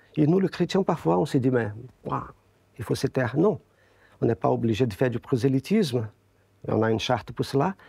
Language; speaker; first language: French; non-native, fluent; Portuguese